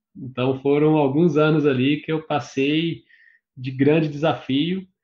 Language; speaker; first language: Portuguese; native; Portuguese